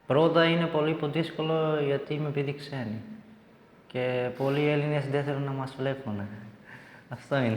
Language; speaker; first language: Greek; non-native, learner; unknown